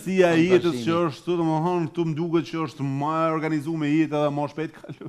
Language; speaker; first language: Albanian; native; Albanian